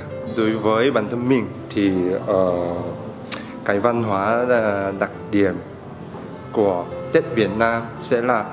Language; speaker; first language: Vietnamese; non-native, learner; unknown